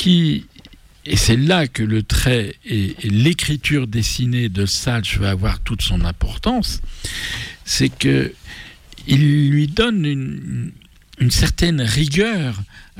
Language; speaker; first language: French; native; French